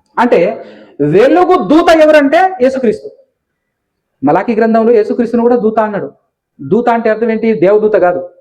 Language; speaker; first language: Telugu; non-native, local second language; Lambadi